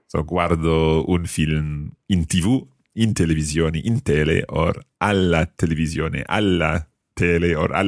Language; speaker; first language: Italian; non-native, fluent; English